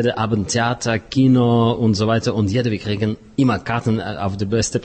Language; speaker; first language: German; non-native, fluent; Russian